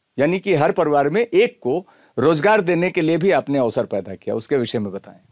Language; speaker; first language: Hindi; native; Hindi